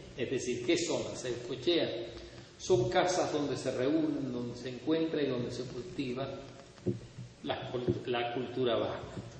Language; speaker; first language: Spanish; native; Spanish